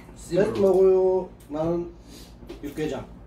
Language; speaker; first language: Korean; non-native, learner; Turkish